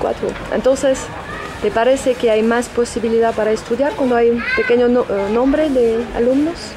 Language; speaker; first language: Spanish; non-native, fluent; French